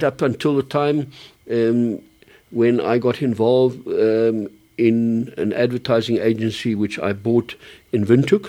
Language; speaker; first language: English; early bilingual, other home language; German